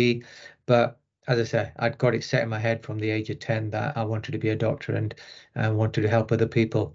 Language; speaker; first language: English; native; English